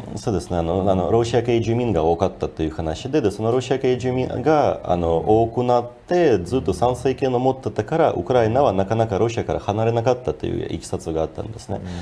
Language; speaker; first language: Japanese; non-native, fluent; Ukrainian